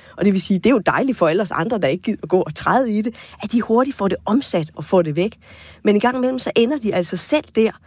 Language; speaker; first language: Danish; native; Danish